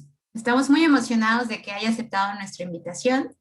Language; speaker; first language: Spanish; native; Spanish